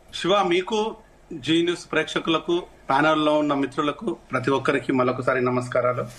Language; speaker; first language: Telugu; native; Telugu